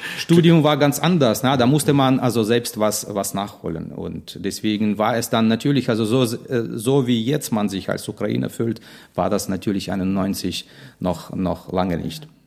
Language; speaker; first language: German; non-native, fluent; Russian